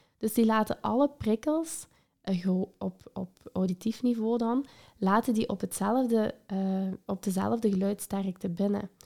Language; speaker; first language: Dutch; native; Dutch